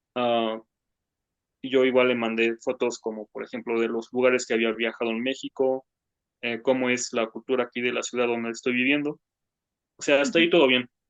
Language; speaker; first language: Spanish; native; Spanish